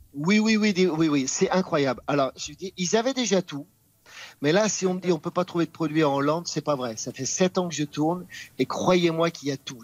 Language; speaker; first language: French; non-native, fluent; Dutch